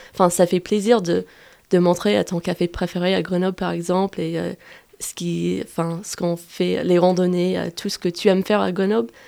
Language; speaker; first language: French; non-native, fluent; English